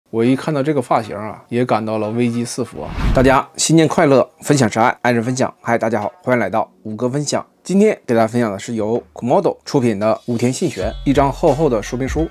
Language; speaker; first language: Chinese; native; Chinese